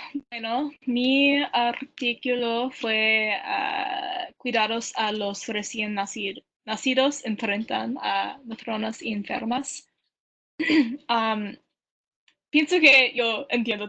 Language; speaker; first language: Spanish; non-native, learner; English